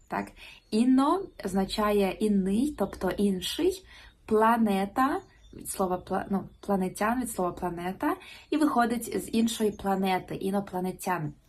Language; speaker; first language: Ukrainian; non-native, local second language; Russian